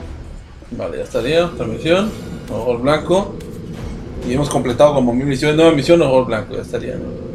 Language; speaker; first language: Spanish; native; Spanish